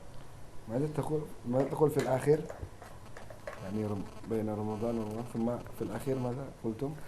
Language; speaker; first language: Arabic; non-native, fluent; Indonesian